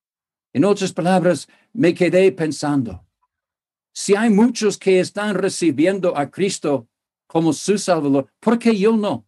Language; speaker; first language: Spanish; non-native, fluent; English